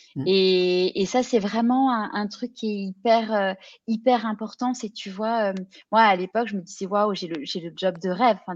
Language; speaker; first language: French; native; French